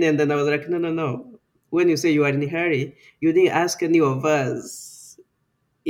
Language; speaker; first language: English; non-native, local second language; Kinyarwanda